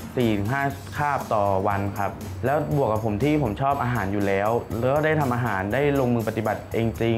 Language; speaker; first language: Thai; native; Thai